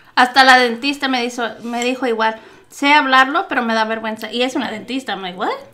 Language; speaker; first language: Spanish; early bilingual, heritage; Spanish